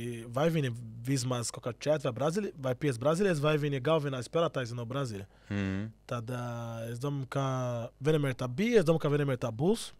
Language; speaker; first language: Latvian; non-native, learner; Portuguese